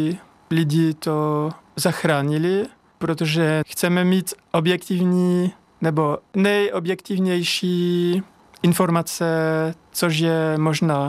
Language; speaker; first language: Czech; non-native, learner; French